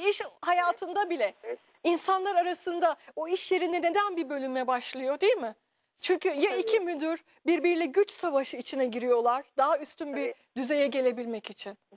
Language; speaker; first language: Turkish; native; Turkish